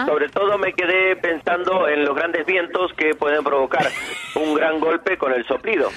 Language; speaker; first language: Spanish; native; Spanish